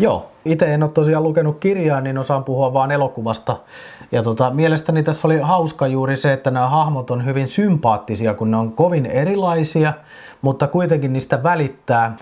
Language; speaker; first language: Finnish; native; Finnish